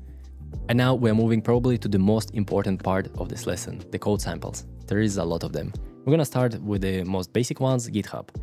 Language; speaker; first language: English; non-native, fluent; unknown